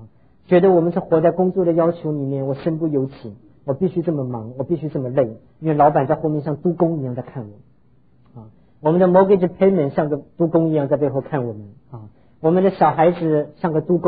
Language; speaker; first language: Chinese; native; Chinese